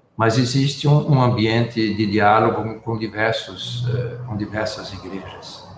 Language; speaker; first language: Portuguese; native; Portuguese